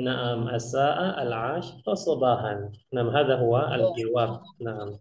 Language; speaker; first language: Arabic; non-native, fluent; Indonesian